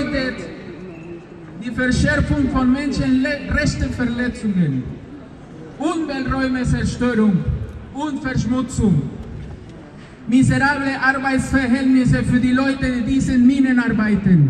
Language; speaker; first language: German; non-native, fluent; Spanish